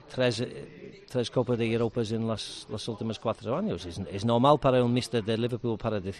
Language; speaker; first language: Spanish; non-native, learner; English